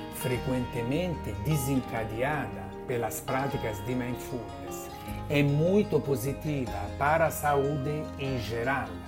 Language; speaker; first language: Portuguese; non-native, fluent; Italian